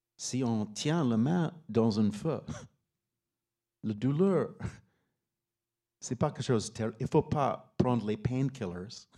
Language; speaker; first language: French; non-native, fluent; English